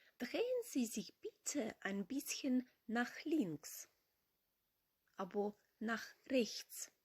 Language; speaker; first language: German; non-native, fluent; Ukrainian